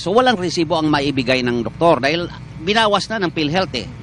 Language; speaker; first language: Filipino; native; Filipino